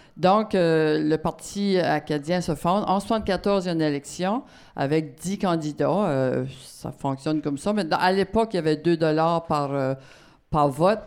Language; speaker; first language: French; native; French